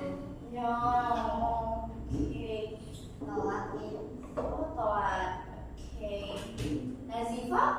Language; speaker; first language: English; non-native, learner; Indonesian